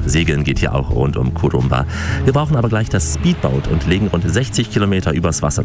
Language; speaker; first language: German; native; German